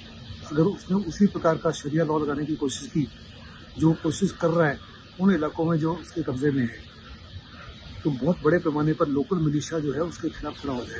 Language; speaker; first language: Hindi; native; Hindi